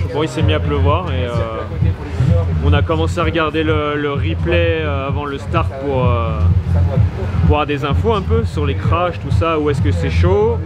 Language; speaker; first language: French; native; French